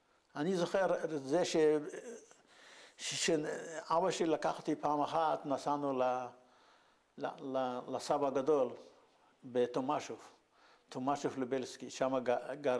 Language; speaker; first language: Hebrew; non-native, fluent; Yiddish